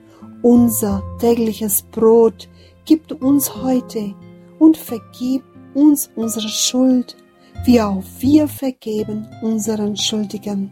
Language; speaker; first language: German; non-native, fluent; Portuguese